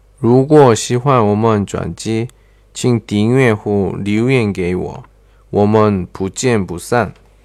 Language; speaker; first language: Chinese; non-native, learner; Korean